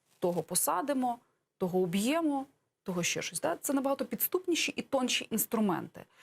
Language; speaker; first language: Ukrainian; native; Ukrainian